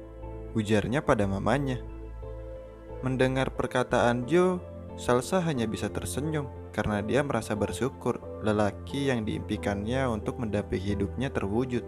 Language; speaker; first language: Indonesian; native; Indonesian